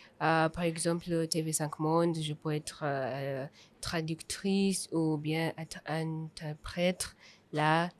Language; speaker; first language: French; non-native, fluent; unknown